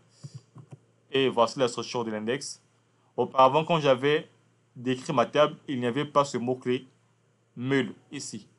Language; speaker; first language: French; non-native, local second language; Lingala